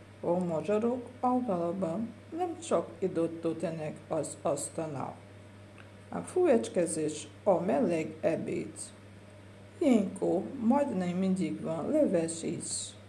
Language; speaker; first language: Hungarian; non-native, learner; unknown